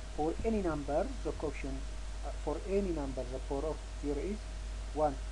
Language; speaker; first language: English; non-native, local second language; Amharic